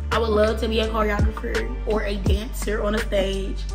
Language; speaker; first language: English; native; English